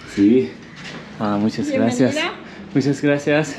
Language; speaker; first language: Spanish; non-native, learner; Turkish